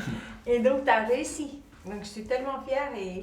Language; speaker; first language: French; early bilingual, other home language; Albanian